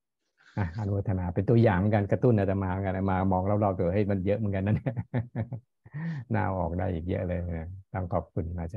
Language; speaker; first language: Thai; native; Thai